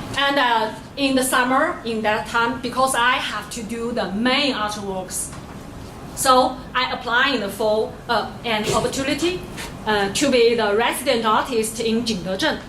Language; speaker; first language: English; non-native, learner; Chinese